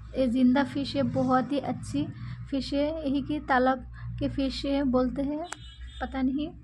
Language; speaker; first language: Hindi; non-native, local second language; Bangla